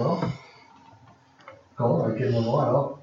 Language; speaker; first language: French; native; French